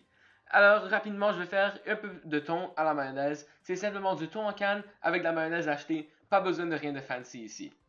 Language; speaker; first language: French; native; French